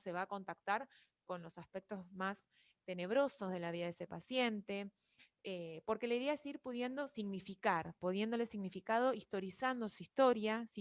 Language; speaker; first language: Spanish; native; Spanish